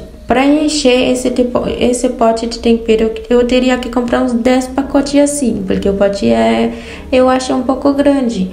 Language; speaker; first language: Portuguese; non-native, fluent; Haitian Creole